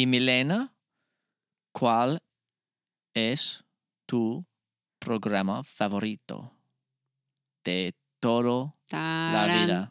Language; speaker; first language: Spanish; non-native, learner; English